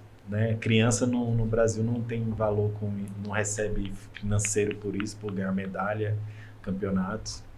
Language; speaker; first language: Portuguese; native; Portuguese